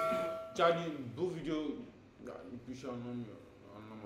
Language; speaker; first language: Turkish; non-native, learner; English